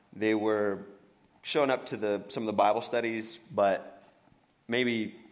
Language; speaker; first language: English; native; English